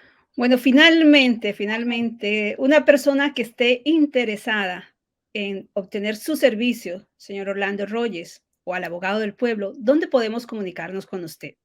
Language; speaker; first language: Spanish; native; Spanish